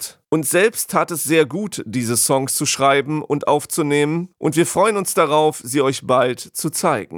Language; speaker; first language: German; native; German